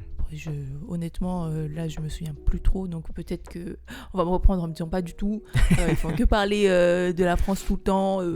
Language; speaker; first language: French; non-native, local second language; Malagasy